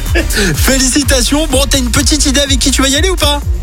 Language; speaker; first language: French; native; French